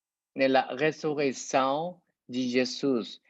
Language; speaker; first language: Portuguese; non-native, fluent; Spanish